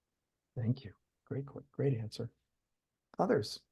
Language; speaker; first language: English; native; English